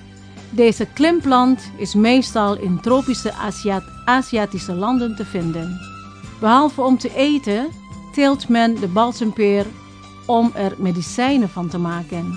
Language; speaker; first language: Dutch; non-native, fluent; Indonesian